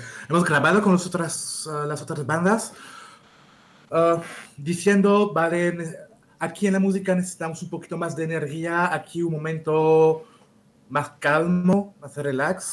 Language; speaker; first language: Spanish; non-native, learner; French